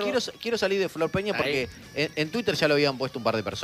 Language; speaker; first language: Spanish; native; Spanish